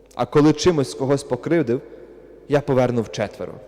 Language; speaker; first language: Ukrainian; native; Ukrainian